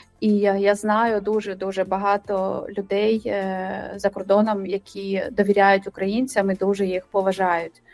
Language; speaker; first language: Ukrainian; non-native, local second language; Russian